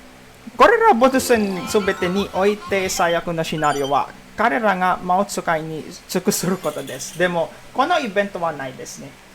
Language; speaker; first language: Japanese; non-native, learner; Filipino